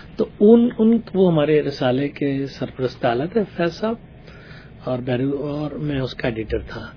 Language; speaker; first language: Urdu; native; Urdu